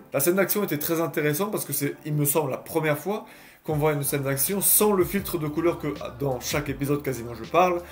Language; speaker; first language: French; native; French